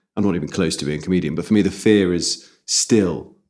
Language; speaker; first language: English; native; English